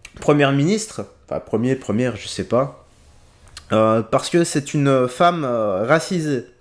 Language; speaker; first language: French; native; French